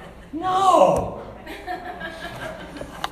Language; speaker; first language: English; native; English